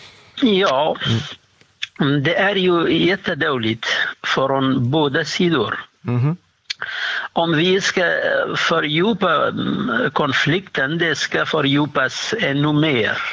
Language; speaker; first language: Swedish; non-native, fluent; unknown